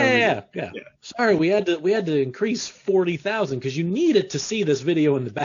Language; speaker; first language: English; native; English